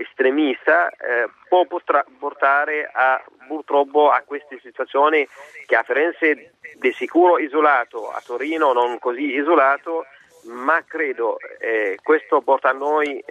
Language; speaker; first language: Italian; non-native, fluent; Arabic